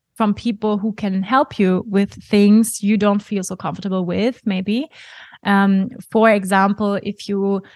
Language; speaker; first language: English; non-native, fluent; German